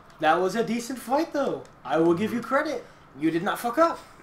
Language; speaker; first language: English; native; English